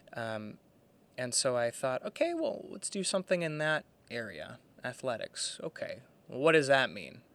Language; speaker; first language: English; native; English